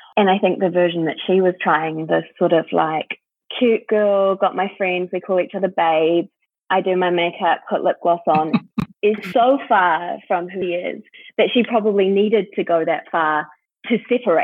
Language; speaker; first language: English; native; English